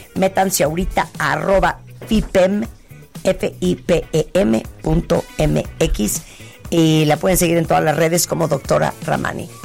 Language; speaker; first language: Spanish; early bilingual, heritage; Spanish